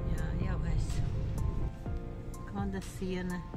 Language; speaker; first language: Latvian; non-native, local second language; Russian